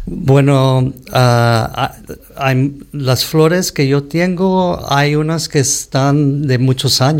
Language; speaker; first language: Spanish; early bilingual, heritage; Spanish